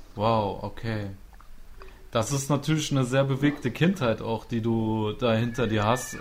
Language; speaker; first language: German; native; German